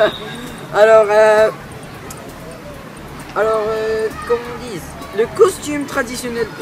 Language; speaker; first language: French; non-native, learner; English